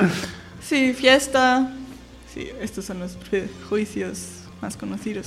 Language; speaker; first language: Spanish; non-native, fluent; German